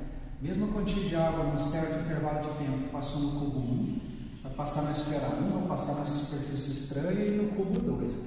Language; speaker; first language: Portuguese; native; Portuguese